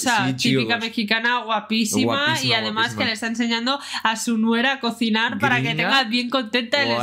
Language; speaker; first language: Spanish; native; Spanish